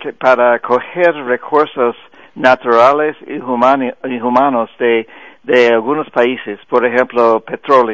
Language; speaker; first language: Spanish; non-native, fluent; English